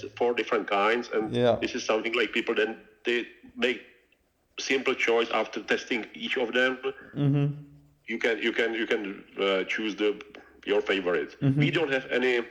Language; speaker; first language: English; non-native, learner; Czech